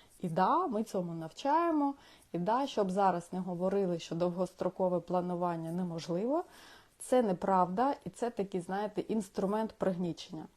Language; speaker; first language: Ukrainian; non-native, local second language; Russian